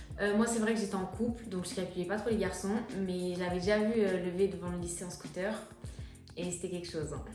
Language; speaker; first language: French; early bilingual, other home language; Malagasy